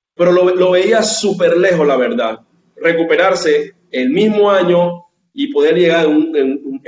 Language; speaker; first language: Spanish; native; Spanish